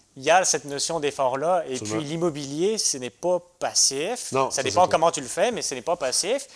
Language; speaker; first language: French; native; French